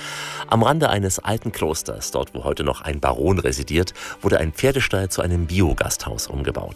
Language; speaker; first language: German; native; German